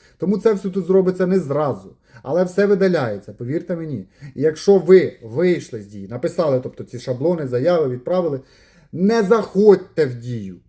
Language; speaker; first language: Ukrainian; non-native, local second language; Russian